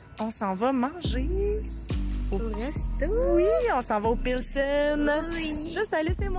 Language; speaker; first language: French; native; French